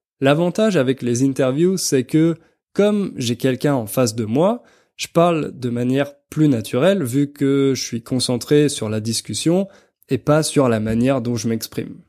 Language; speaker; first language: French; native; French